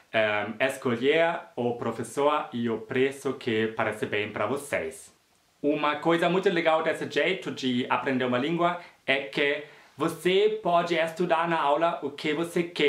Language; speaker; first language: Portuguese; non-native, fluent; German